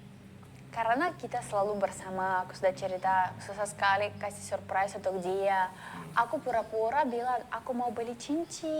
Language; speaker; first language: Indonesian; non-native, learner; Russian